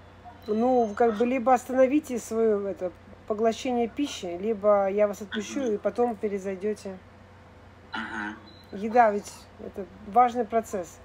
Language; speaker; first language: Russian; native; Russian